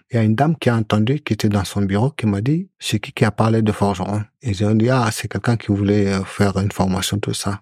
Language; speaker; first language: French; non-native, local second language; Soninke